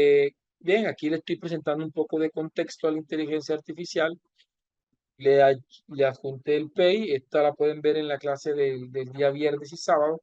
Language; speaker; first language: Spanish; native; Spanish